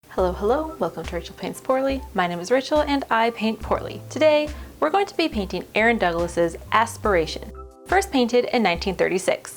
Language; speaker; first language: English; native; English